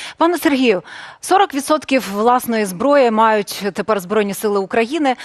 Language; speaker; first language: Ukrainian; native; Ukrainian